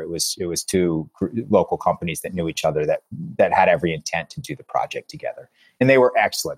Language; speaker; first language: English; native; English